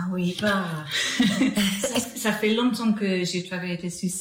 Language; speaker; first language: French; non-native, fluent; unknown